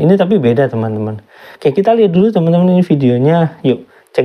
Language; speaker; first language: Indonesian; native; Indonesian